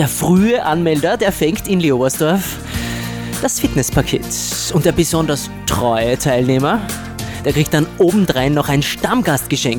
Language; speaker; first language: German; native; German